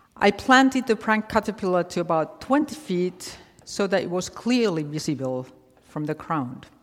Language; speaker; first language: English; non-native, fluent; Finnish